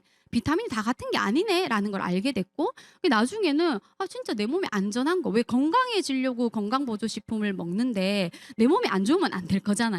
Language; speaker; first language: Korean; native; Korean